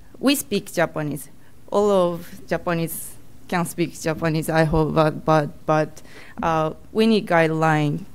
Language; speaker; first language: English; non-native, learner; Japanese